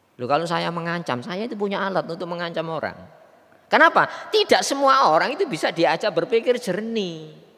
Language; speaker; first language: Indonesian; non-native, local second language; Javanese